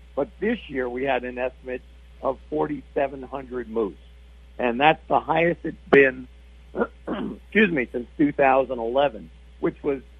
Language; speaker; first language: English; native; English